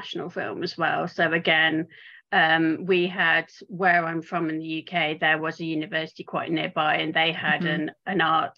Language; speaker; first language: English; native; English